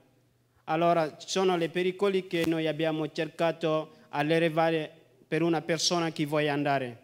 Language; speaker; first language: Italian; non-native, learner; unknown